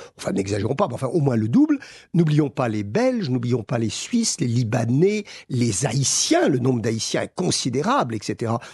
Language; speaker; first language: French; native; French